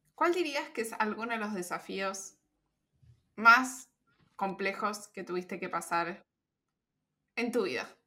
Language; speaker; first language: Spanish; native; Spanish